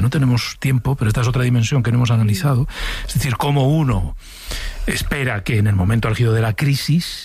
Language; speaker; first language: Spanish; native; Spanish